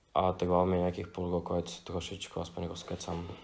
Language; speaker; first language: Czech; non-native, fluent; Russian